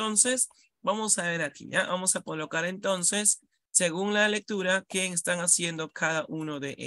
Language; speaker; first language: Spanish; native; Spanish